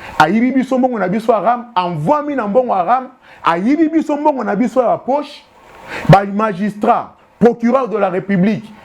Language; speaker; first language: Lingala; native; Lingala